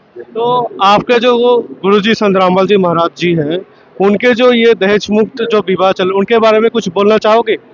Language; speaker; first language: Hindi; non-native, local second language; Bangla